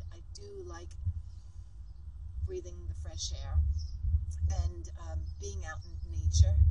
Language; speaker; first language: English; native; English